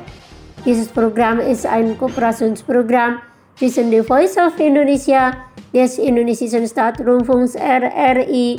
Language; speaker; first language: German; non-native, fluent; Indonesian